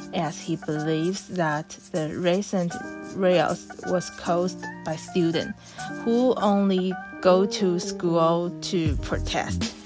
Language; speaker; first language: English; non-native, learner; Chinese